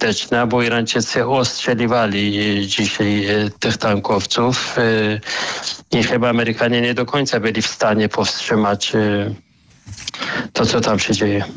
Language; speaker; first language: Polish; non-native, fluent; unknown